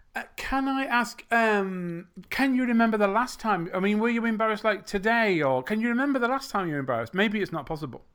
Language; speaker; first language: English; native; English